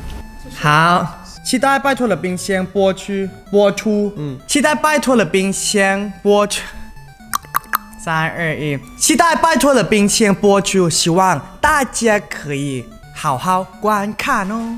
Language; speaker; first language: Chinese; non-native, learner; Thai